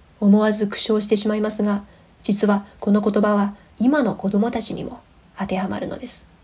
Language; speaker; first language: Japanese; non-native, fluent; Chinese